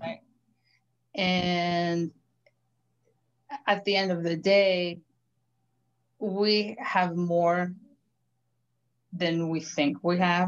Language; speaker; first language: English; early bilingual, other home language; Greek